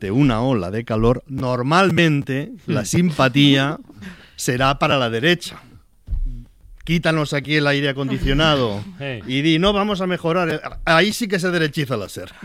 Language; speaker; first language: Spanish; native; Spanish